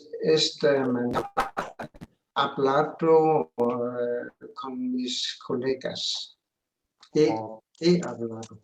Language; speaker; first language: Spanish; non-native, learner; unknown